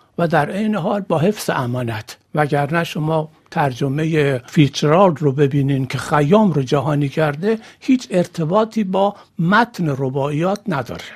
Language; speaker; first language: Persian; native; Persian